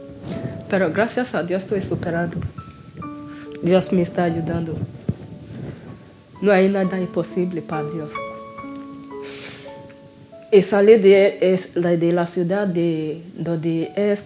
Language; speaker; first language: Spanish; non-native, learner; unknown